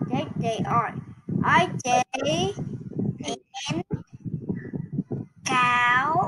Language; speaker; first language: English; non-native, learner; Vietnamese